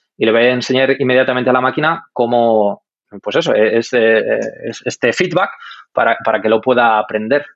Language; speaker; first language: Spanish; native; Spanish